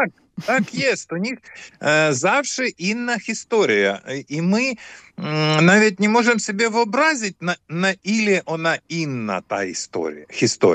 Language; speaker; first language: Polish; non-native, fluent; Ukrainian